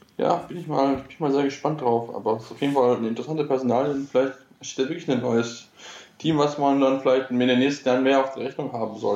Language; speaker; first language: German; native; German